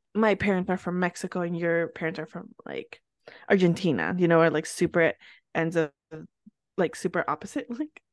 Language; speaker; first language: English; early bilingual, other home language; Spanish